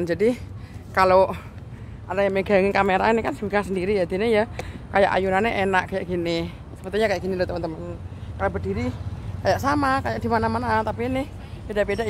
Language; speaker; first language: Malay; non-native, local second language; Javanese